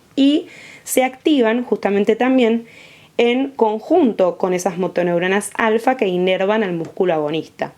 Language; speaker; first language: Spanish; native; Spanish